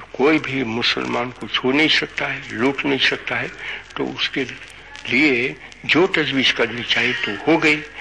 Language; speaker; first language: Hindi; non-native, local second language; Gujarati